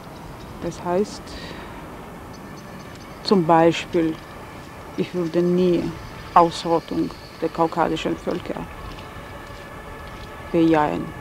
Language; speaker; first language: German; non-native, fluent; Georgian